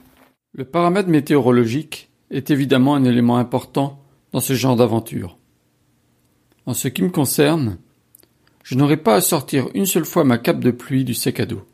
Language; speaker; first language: French; native; French